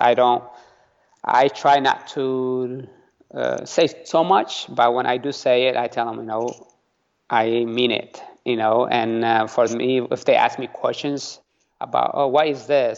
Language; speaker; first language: English; early bilingual, other home language; Tigrinya